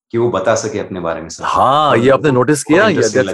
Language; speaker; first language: Hindi; non-native, local second language; Gujarati